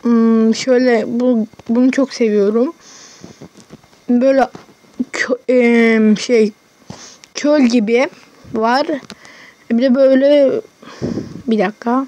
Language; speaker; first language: Turkish; native; Turkish